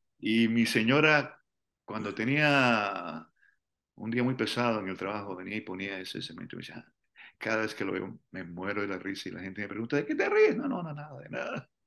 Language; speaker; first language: Spanish; native; Spanish